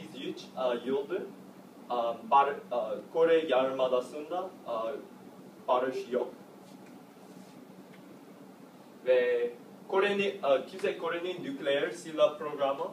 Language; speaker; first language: Turkish; non-native, learner; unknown